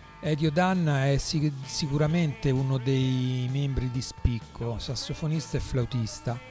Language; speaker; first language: Italian; native; Italian